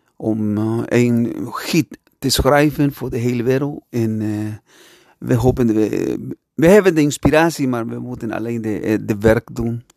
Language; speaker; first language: Dutch; non-native, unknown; Spanish